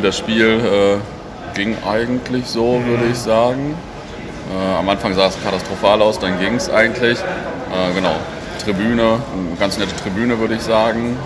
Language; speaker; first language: German; native; German